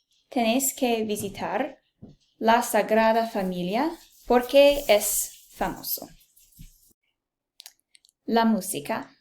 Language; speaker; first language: Spanish; non-native, learner; English